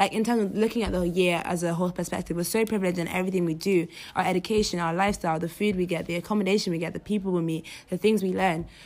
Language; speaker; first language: English; non-native, local second language; Yoruba